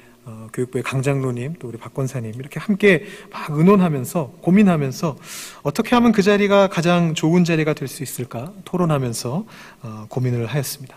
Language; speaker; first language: Korean; native; Korean